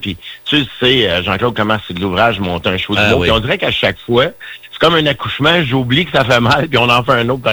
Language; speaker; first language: French; native; French